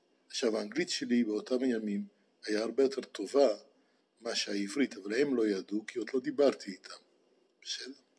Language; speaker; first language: Hebrew; non-native, fluent; Dutch